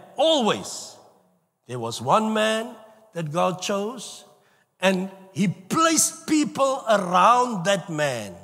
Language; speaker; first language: English; non-native, local second language; Afrikaans